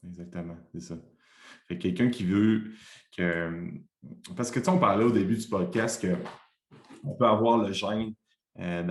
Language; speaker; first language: French; native; French